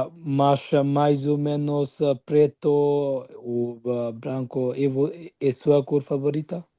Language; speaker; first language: Portuguese; non-native, learner; Bangla